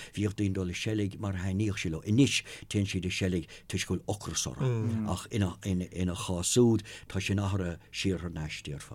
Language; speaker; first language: Irish; non-native, local second language; English